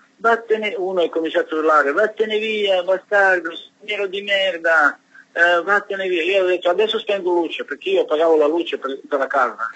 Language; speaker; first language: Italian; non-native, learner; Serbian